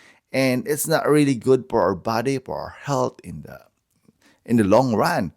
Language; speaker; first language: English; non-native, fluent; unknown